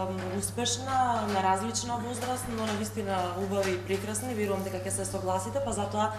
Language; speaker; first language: Macedonian; native; Macedonian